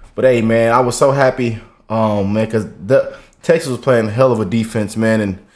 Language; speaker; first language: English; native; English